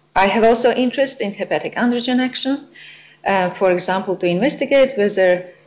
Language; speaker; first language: English; non-native, fluent; Latvian